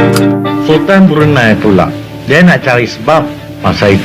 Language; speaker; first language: Malay; native; Malay